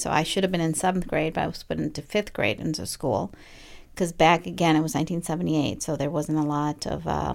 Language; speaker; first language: English; early bilingual, other home language; Spanish